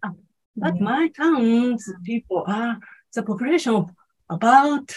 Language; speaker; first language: English; non-native, learner; Japanese